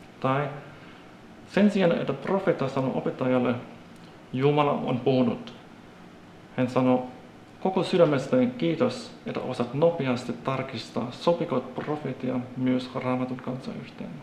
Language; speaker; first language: Finnish; non-native, fluent; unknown